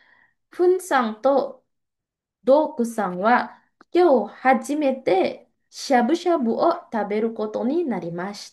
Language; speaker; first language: Japanese; non-native, fluent; Indonesian